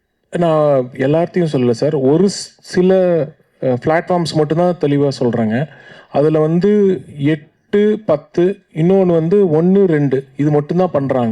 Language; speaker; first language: Tamil; native; Tamil